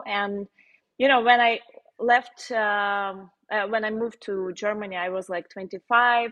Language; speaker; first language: English; non-native, fluent; Russian